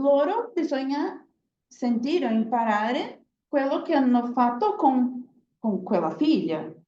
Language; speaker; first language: Italian; non-native, learner; Portuguese